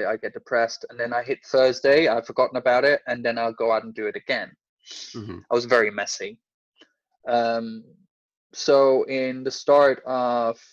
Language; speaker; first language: English; non-native, fluent; Danish